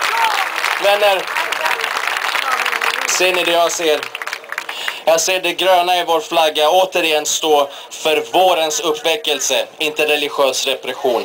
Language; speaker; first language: Swedish; early bilingual, other home language; Persian